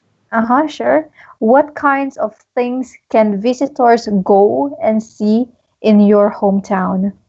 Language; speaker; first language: English; non-native, local second language; Filipino